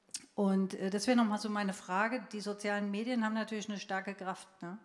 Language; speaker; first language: German; native; German